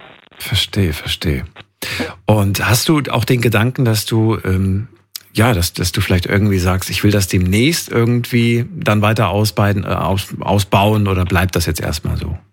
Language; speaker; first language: German; native; German